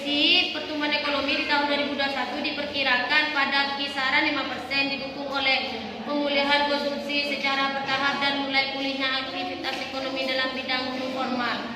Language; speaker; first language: Indonesian; native; Indonesian